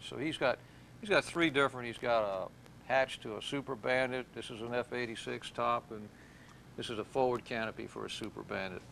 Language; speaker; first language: English; native; English